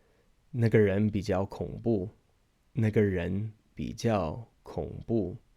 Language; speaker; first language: Chinese; non-native, fluent; English